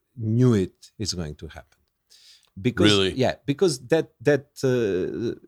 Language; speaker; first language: English; non-native, learner; Serbian